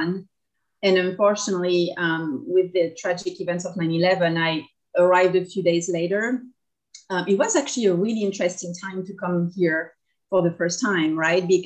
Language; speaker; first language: English; non-native, fluent; French